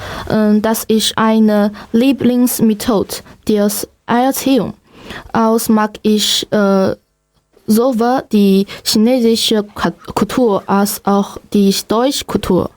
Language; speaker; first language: German; non-native, learner; Chinese